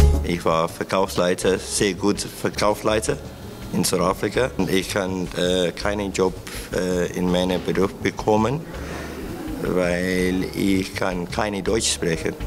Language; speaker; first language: German; non-native, learner; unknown